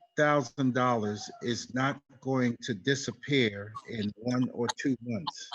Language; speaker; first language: English; native; English